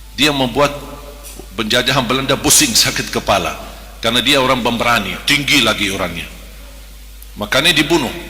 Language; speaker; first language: Malay; non-native, fluent; Arabic